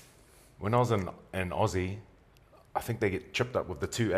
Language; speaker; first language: English; native; English